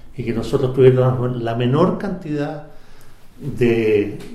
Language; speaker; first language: Spanish; native; Spanish